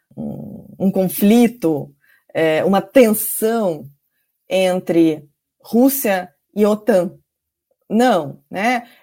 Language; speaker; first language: Portuguese; non-native, fluent; Ukrainian